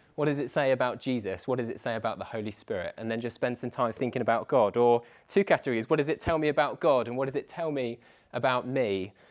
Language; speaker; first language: English; native; English